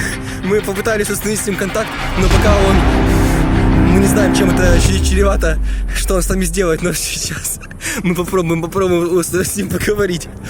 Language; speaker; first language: Russian; native; Russian